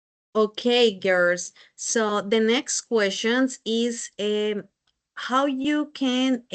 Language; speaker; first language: English; non-native, learner; Spanish